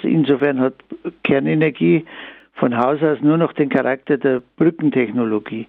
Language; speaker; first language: German; native; German